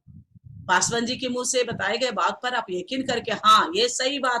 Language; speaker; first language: Hindi; non-native, local second language; Telugu